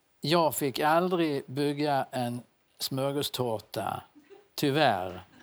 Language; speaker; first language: Swedish; native; Swedish